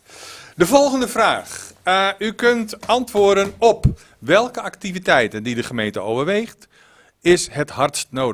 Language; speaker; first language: Dutch; native; Dutch